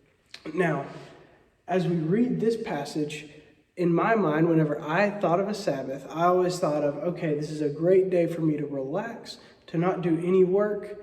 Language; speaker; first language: English; native; English